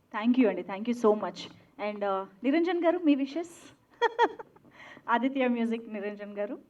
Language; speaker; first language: Telugu; native; Telugu